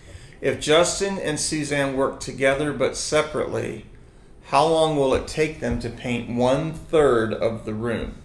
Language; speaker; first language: English; native; English